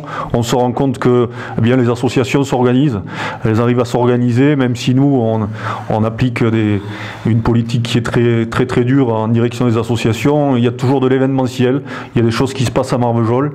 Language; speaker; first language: French; native; French